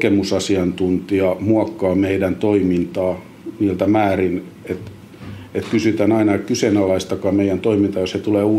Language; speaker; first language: Finnish; native; Finnish